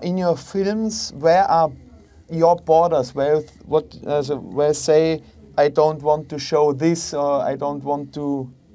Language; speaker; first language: English; non-native, learner; German